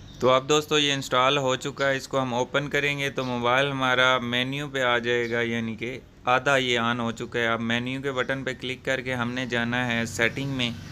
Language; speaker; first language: Urdu; non-native, local second language; Punjabi